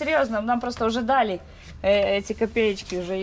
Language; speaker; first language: Russian; non-native, local second language; Latvian